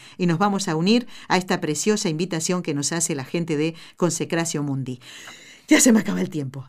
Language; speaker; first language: Spanish; native; Spanish